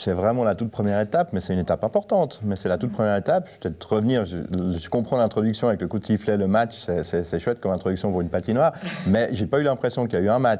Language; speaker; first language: French; native; French